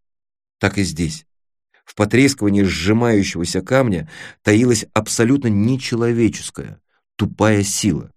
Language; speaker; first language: Russian; native; Russian